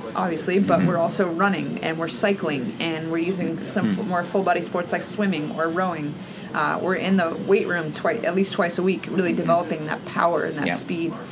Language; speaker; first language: English; native; English